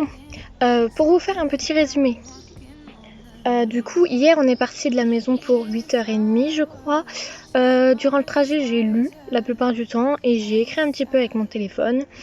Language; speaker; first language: French; native; French